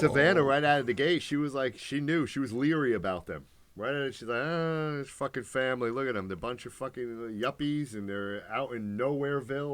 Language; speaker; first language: English; native; English